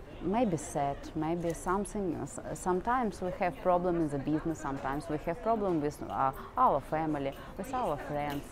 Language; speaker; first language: English; non-native, learner; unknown